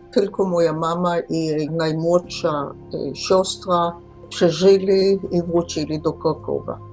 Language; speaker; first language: Polish; early bilingual, heritage; Polish